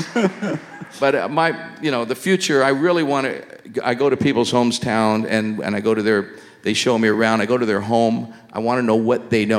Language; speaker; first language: English; native; English